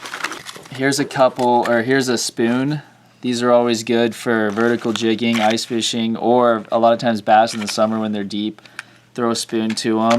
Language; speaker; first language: English; native; English